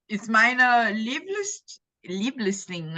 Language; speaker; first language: German; non-native, learner; Portuguese